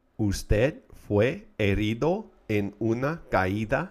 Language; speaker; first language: Spanish; non-native, fluent; English